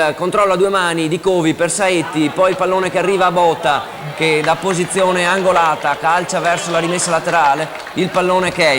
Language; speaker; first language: Italian; native; Italian